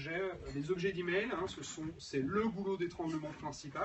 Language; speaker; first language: French; native; French